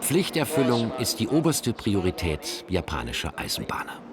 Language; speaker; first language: German; native; German